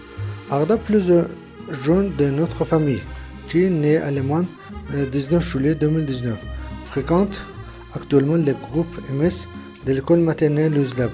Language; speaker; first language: French; non-native, learner; Azerbaijani